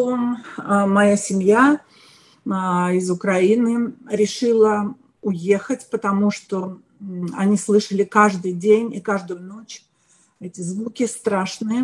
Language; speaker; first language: Russian; native; Russian